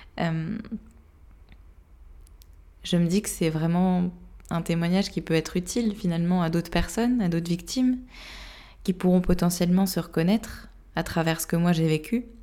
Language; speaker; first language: French; native; French